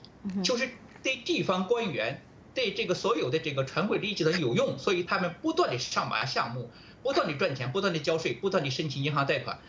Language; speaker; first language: Chinese; native; Chinese